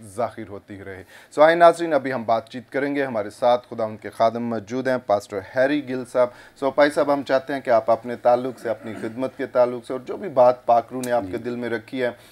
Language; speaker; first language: Urdu; non-native, local second language; Punjabi